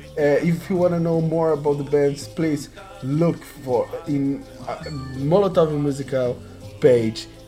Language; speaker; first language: English; non-native, learner; Portuguese